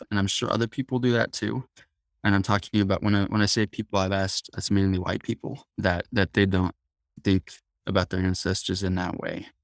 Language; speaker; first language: English; native; English